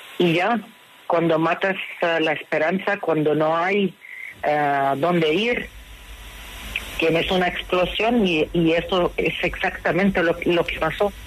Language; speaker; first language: Spanish; non-native, learner; Arabic